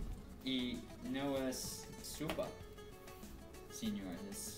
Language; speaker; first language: Spanish; non-native, learner; English